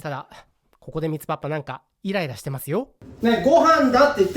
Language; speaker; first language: Japanese; native; Japanese